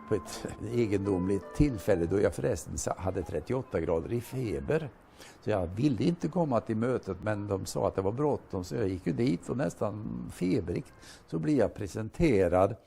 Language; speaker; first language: Swedish; native; Swedish